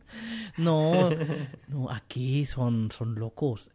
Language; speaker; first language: Spanish; non-native, learner; German